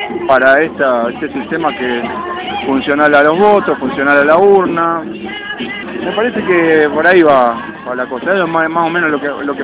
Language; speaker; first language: Spanish; native; Spanish